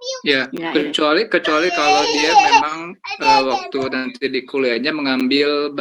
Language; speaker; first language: Indonesian; native; Indonesian